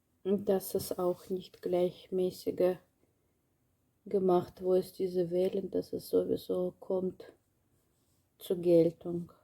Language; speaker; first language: German; non-native, learner; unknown